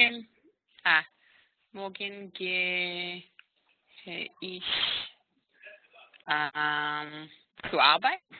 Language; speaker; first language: German; non-native, learner; Hebrew